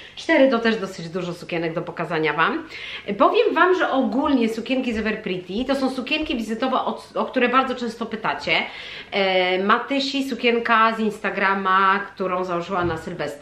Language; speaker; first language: Polish; native; Polish